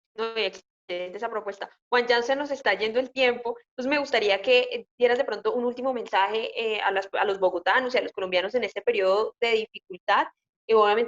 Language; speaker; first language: Spanish; native; Spanish